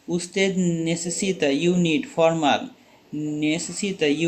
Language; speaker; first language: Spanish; non-native, learner; Bangla